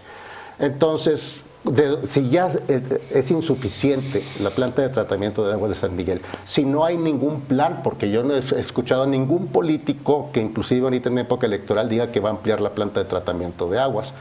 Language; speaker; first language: Spanish; native; Spanish